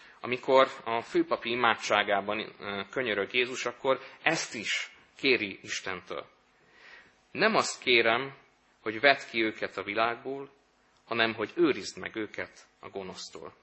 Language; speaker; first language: Hungarian; native; Hungarian